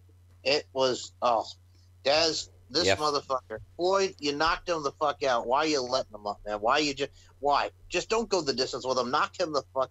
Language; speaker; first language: English; native; English